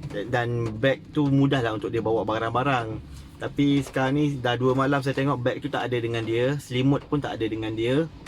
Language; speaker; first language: Malay; native; Malay